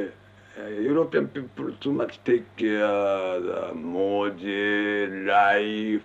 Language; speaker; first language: English; non-native, learner; Japanese